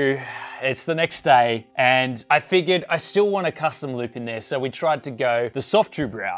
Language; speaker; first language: English; native; English